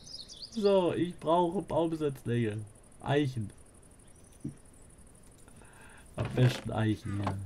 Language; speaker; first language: German; native; German